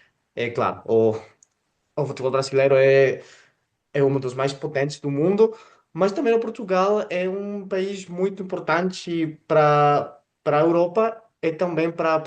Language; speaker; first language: Portuguese; non-native, fluent; Spanish